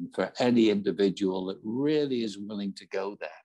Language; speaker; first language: English; native; English